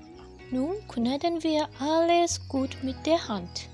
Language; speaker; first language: German; non-native, fluent; Japanese